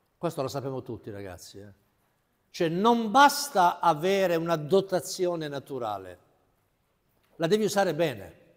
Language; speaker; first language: Italian; native; Italian